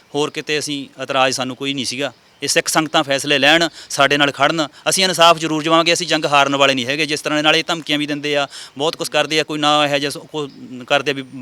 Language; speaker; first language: Punjabi; native; Punjabi